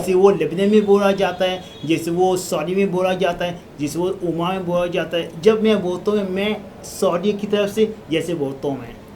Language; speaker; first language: Hindi; non-native, learner; Arabic